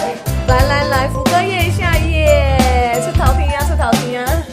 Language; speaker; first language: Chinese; native; Chinese